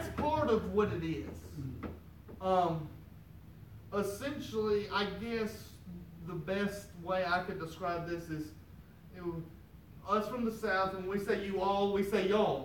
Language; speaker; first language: English; native; English